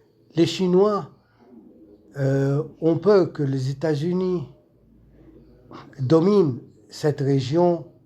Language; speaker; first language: French; non-native, local second language; Arabic